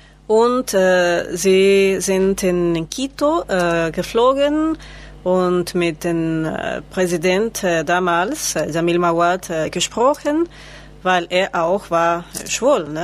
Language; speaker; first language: German; non-native, learner; Spanish